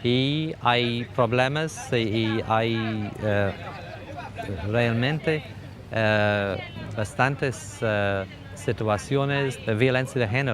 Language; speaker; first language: Spanish; non-native, fluent; English